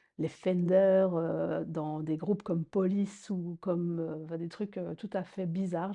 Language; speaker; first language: French; early bilingual, other home language; Rundi